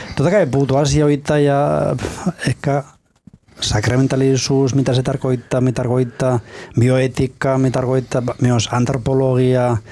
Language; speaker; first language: Finnish; non-native, fluent; Spanish